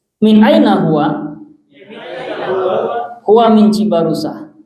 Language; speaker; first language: Arabic; non-native, fluent; Indonesian